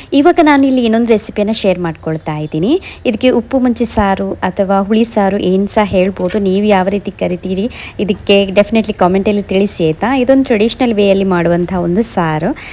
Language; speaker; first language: Kannada; non-native, local second language; Konkani